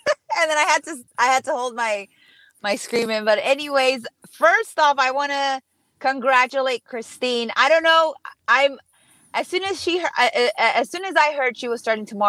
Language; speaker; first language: English; early bilingual, other home language; Spanish